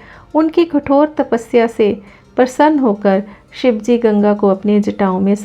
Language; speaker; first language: Hindi; native; Hindi